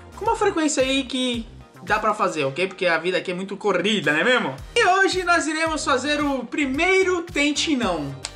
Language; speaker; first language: Portuguese; native; Portuguese